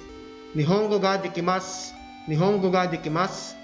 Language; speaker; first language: Japanese; non-native, fluent; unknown